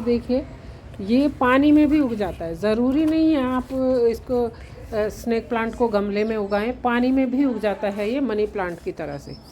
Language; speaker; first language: Hindi; native; Hindi